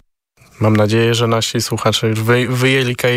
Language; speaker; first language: Polish; native; Polish